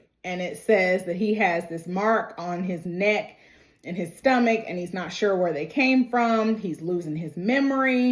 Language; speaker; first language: English; native; English